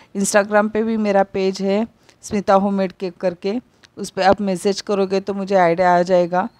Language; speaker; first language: Hindi; non-native, local second language; Marathi